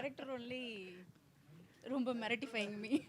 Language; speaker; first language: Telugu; non-native, learner; Tamil